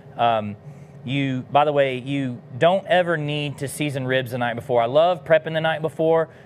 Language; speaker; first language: English; native; English